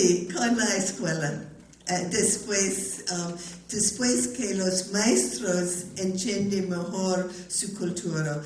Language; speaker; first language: Spanish; non-native, learner; English